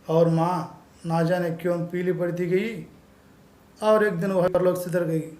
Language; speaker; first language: Hindi; non-native, local second language; Telugu